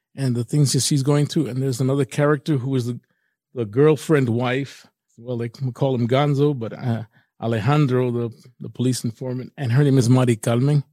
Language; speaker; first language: English; native; English